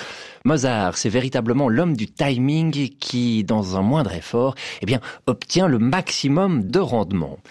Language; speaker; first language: French; native; French